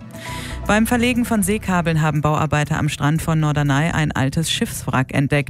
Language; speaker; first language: German; native; German